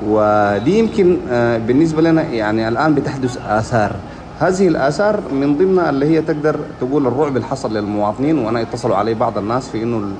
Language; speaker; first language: Arabic; native; Arabic